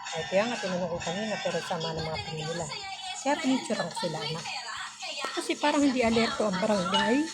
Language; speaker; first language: Filipino; native; Filipino